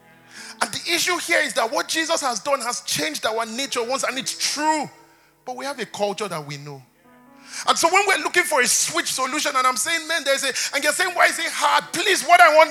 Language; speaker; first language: English; non-native, local second language; Yoruba